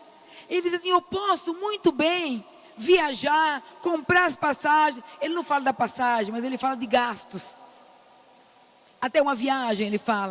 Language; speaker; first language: Portuguese; native; Portuguese